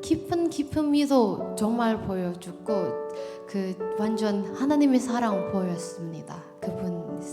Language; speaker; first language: Korean; non-native, learner; Indonesian